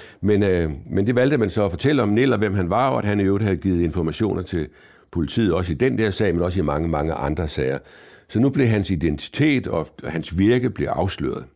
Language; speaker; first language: Danish; native; Danish